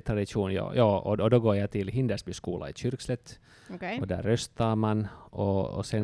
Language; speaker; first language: Swedish; native; Swedish